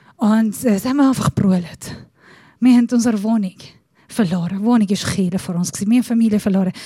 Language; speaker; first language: German; non-native, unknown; Persian